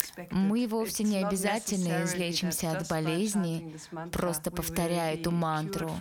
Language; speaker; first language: Russian; native; Russian